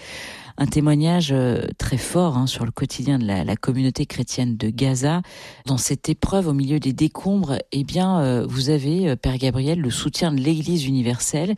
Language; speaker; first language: French; native; French